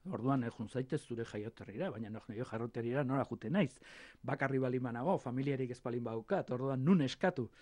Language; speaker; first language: Basque; native; Basque